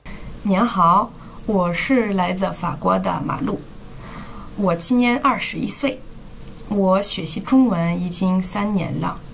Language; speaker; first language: Chinese; non-native, learner; French